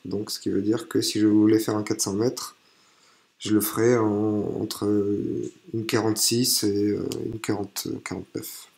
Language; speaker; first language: French; native; French